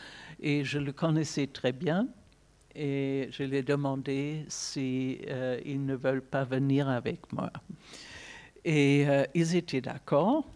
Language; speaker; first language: French; non-native, fluent; German